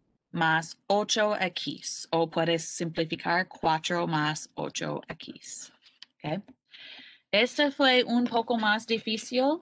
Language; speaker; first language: Spanish; non-native, learner; English